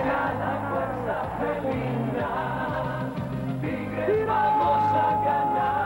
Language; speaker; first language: Spanish; native; Spanish